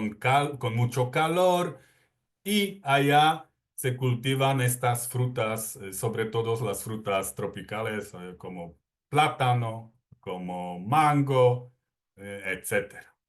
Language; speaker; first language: Spanish; non-native, fluent; Polish